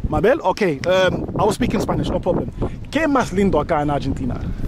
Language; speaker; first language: Spanish; non-native, learner; English